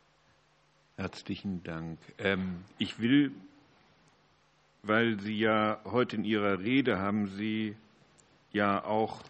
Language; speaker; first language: German; native; German